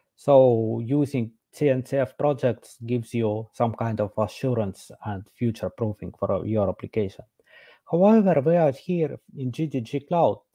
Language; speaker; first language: English; non-native, fluent; Estonian